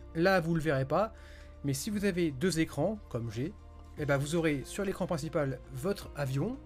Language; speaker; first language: French; native; French